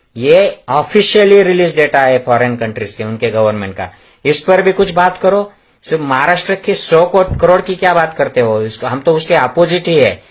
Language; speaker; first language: Hindi; non-native, local second language; Marathi